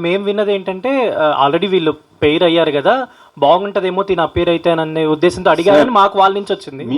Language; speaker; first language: Telugu; native; Telugu